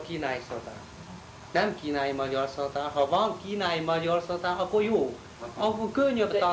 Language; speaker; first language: Hungarian; non-native, learner; Chinese